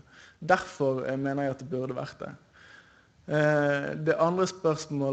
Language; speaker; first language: Norwegian; native; Norwegian